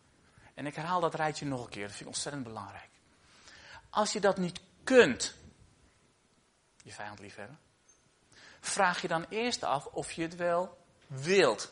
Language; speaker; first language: Dutch; native; Dutch